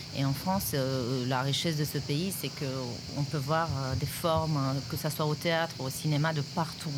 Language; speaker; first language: French; non-native, fluent; Romanian